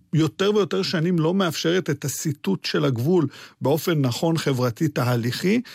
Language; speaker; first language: Hebrew; early bilingual, other home language; Arabic